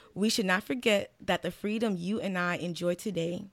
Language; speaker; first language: English; native; English